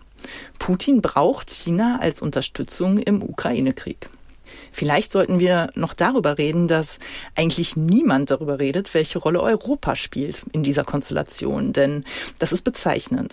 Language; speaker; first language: German; native; German